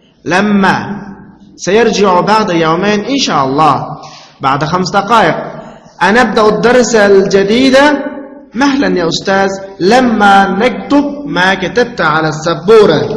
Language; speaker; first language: Arabic; non-native, fluent; Uzbek